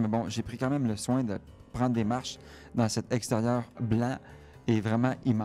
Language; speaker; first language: French; native; French